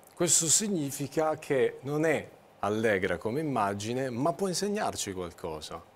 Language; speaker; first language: Italian; native; Italian